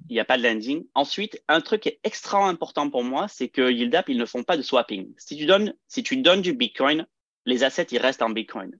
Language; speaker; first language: French; early bilingual, heritage; French